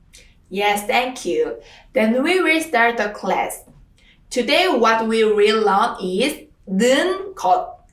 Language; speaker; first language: English; non-native, fluent; Korean